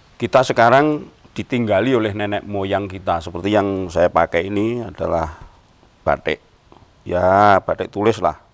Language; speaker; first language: Indonesian; non-native, local second language; Javanese